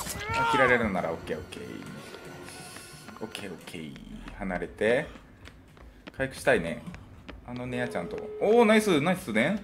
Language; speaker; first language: Japanese; native; Japanese